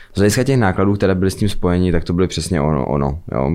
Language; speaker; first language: Czech; native; Czech